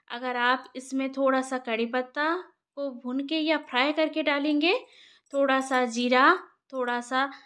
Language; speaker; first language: Hindi; non-native, local second language; Bangla